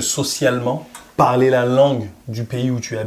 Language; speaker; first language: French; native; French